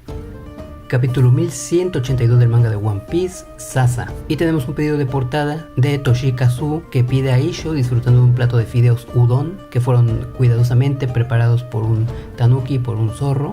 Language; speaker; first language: Spanish; native; Spanish